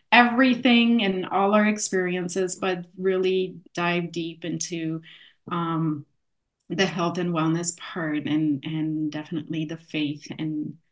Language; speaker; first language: English; non-native, fluent; Polish